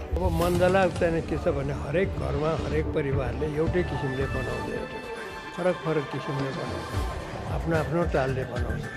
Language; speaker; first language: Nepali; non-native, local second language; Newari